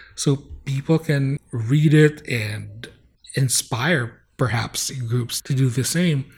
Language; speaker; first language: English; non-native, local second language; Bikol